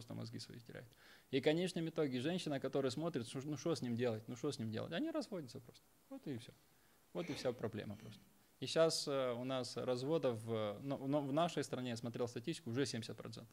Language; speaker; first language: Russian; native; Russian